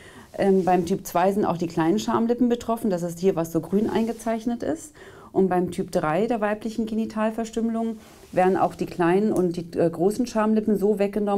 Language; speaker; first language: German; native; German